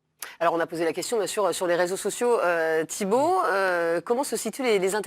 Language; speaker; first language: French; native; French